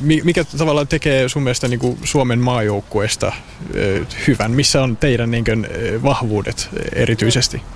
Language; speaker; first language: Finnish; native; Finnish